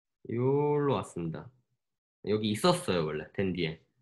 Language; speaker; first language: Korean; native; Korean